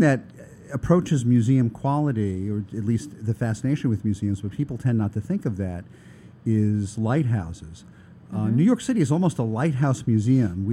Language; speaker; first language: English; native; English